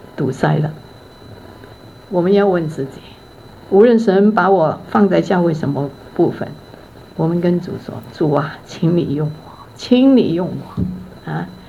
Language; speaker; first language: Chinese; non-native, local second language; Cantonese